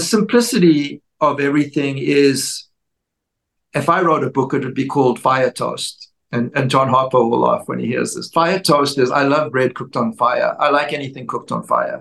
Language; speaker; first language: English; native; English